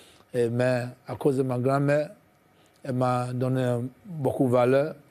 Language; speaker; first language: French; non-native, fluent; English